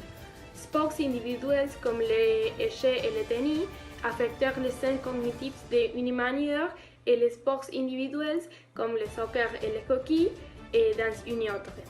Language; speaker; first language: French; non-native, learner; Spanish